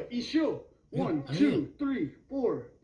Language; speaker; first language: Russian; non-native, learner; English